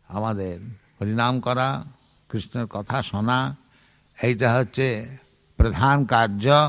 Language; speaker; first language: Bangla; native; Bangla